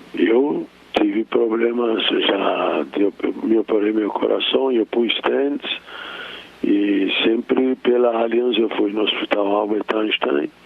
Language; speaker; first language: Portuguese; non-native, fluent; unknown